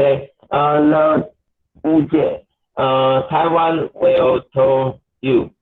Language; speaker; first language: English; non-native, learner; Chinese